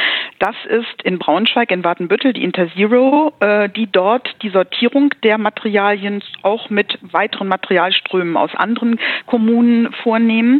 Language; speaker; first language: German; native; German